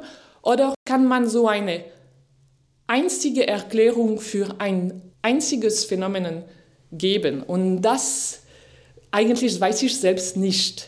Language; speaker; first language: German; non-native, fluent; French